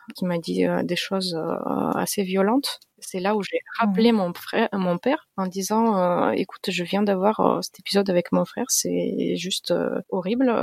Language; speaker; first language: French; non-native, fluent; Russian